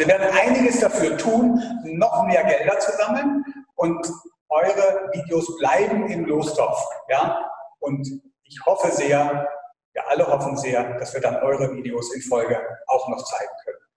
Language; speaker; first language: German; native; German